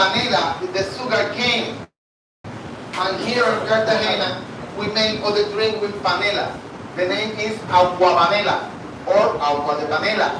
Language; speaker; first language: English; non-native, learner; Spanish